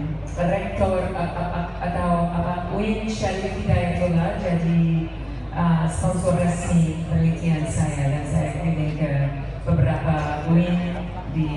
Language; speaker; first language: Indonesian; non-native, fluent; English